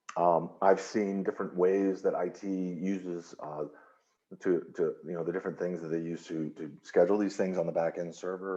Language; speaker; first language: English; native; English